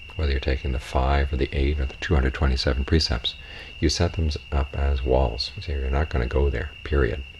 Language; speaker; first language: English; native; English